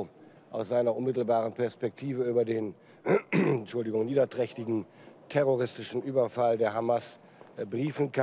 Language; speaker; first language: German; native; German